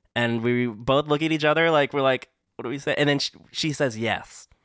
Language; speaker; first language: English; native; English